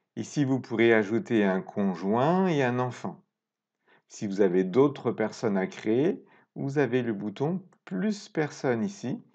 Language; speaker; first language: French; native; French